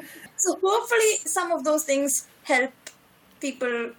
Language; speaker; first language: English; non-native, local second language; Malayalam